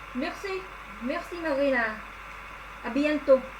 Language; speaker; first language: French; non-native, learner; English